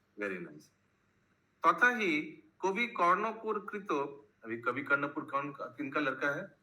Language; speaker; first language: Hindi; non-native, local second language; Bangla